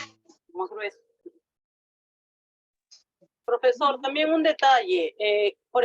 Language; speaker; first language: Spanish; native; Spanish